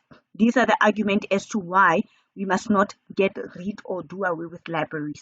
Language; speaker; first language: English; non-native, local second language; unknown